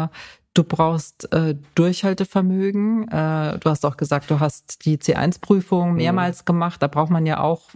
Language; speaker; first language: German; native; German